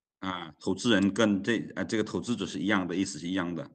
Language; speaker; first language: Chinese; non-native, fluent; Lao